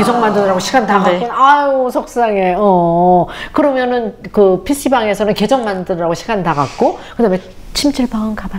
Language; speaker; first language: Korean; native; Korean